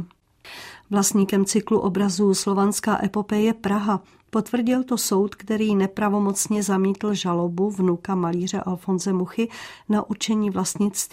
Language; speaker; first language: Czech; native; Czech